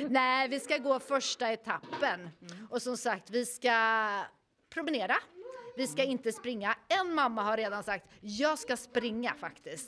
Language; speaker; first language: Swedish; native; Swedish